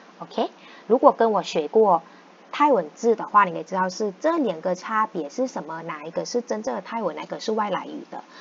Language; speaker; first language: Chinese; non-native, fluent; Thai